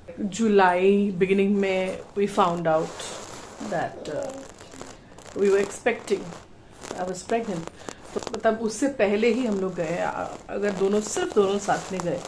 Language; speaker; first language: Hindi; non-native, local second language; Bangla